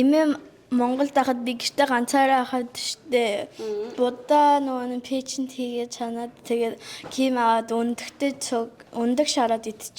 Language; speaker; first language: Mongolian; early bilingual, heritage; Mongolian